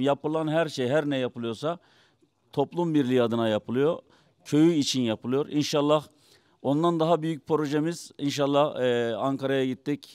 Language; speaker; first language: Turkish; native; Turkish